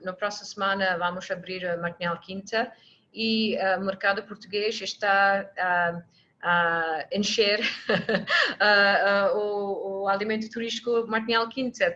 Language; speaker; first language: Portuguese; non-native, fluent; English